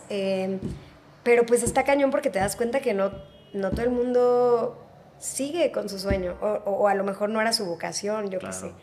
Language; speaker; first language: Spanish; native; Spanish